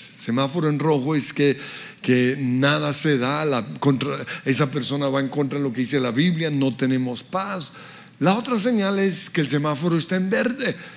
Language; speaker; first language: Spanish; early bilingual, other home language; English